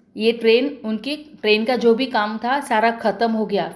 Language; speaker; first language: Hindi; non-native, local second language; Marathi